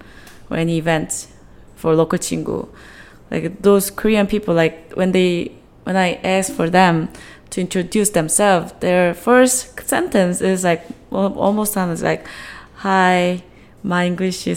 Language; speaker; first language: English; non-native, fluent; Korean